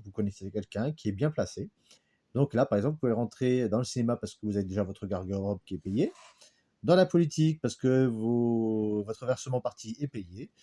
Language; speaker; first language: French; native; French